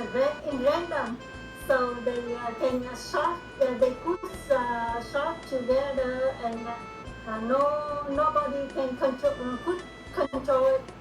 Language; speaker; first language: English; non-native, learner; Vietnamese